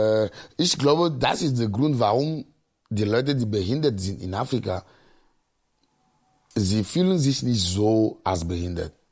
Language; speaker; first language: German; non-native, learner; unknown